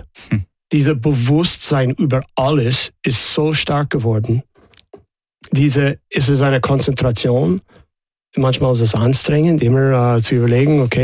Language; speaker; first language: German; non-native, fluent; English